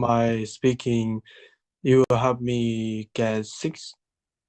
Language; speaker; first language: English; non-native, learner; Chinese